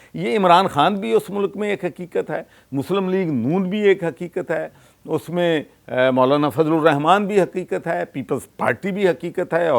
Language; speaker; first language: Urdu; non-native, local second language; Punjabi